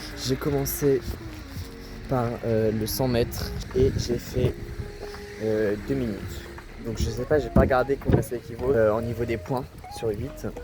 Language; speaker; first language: French; native; French